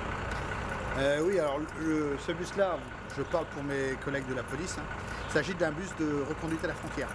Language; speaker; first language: French; native; French